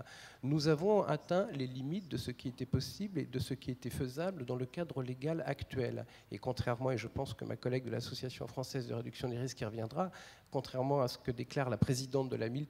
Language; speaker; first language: French; native; French